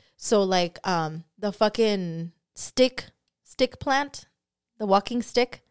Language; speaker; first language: English; early bilingual, other home language; Spanish